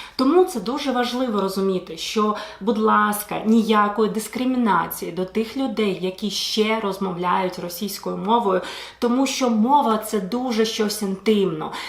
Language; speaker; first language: Ukrainian; non-native, local second language; Russian